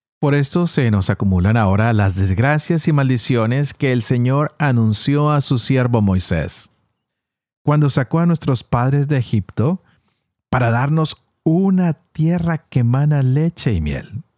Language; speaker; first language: Spanish; native; Spanish